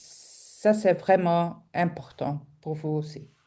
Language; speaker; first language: French; non-native, local second language; Dutch